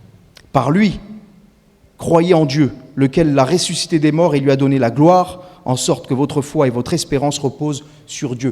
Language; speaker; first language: French; native; French